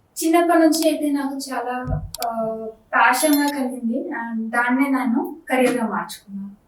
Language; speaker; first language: Telugu; non-native, local second language; Bangla